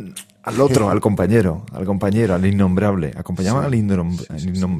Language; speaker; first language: Spanish; native; Spanish